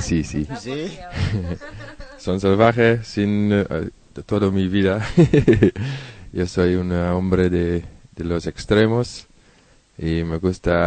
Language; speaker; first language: Spanish; non-native, learner; Dutch